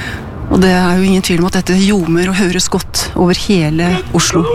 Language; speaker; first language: Norwegian; native; Norwegian